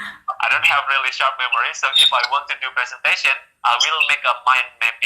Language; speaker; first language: English; non-native, fluent; Indonesian